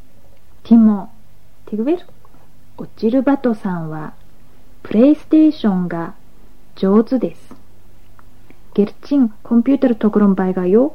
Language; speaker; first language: Mongolian; non-native, fluent; Japanese